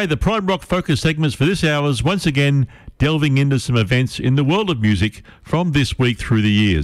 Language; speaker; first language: English; native; English